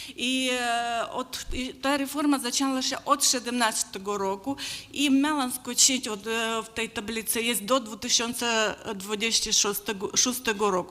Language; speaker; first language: Polish; non-native, learner; Ukrainian